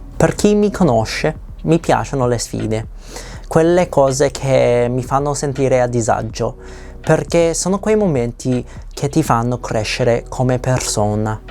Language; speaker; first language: Italian; non-native, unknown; English